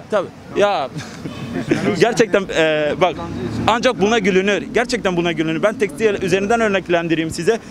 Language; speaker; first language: Turkish; native; Turkish